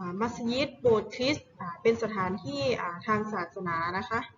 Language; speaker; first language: Thai; native; Thai